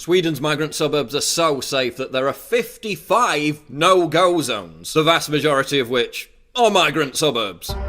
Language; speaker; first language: English; native; English